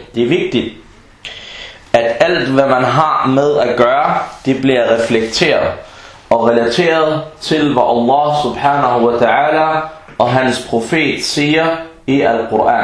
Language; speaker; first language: Danish; early bilingual, other home language; Arabic